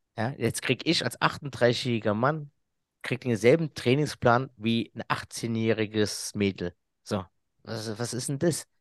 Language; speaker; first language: German; early bilingual, other home language; Arabic